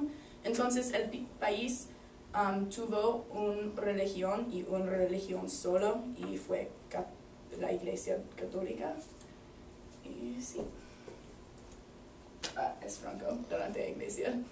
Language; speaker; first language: Spanish; non-native, learner; English